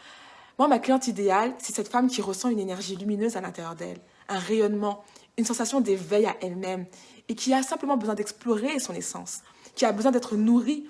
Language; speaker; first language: French; native; French